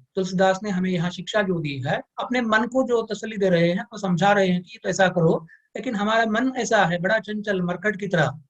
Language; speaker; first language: Hindi; non-native, local second language; Kannada